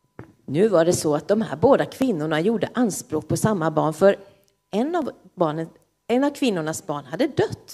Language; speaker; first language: Swedish; native; Swedish